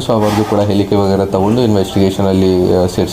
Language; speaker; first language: Kannada; non-native, fluent; Hindi